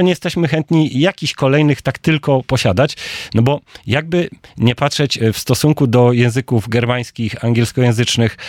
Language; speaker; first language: Polish; native; Polish